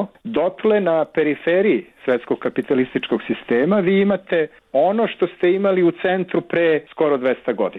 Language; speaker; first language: Serbian; native; Serbian